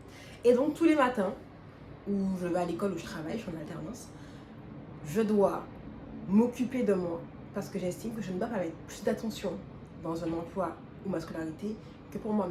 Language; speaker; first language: French; native; French